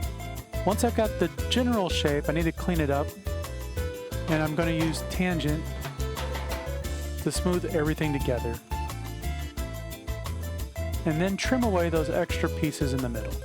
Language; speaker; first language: English; native; English